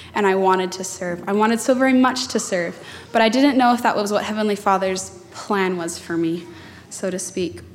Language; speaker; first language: English; native; English